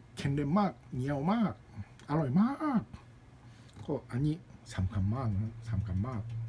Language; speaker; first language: Thai; non-native, learner; Japanese